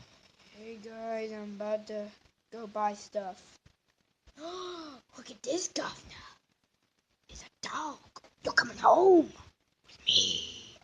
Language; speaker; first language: English; native; English